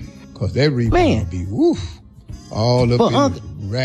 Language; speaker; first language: English; native; English